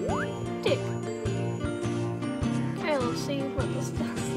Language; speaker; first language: English; native; English